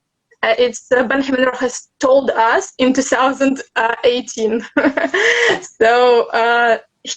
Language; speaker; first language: English; non-native, learner; Russian